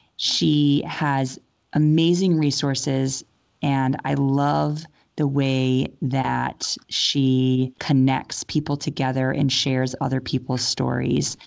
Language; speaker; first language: English; native; English